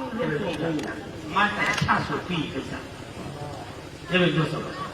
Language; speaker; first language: Burmese; native; Burmese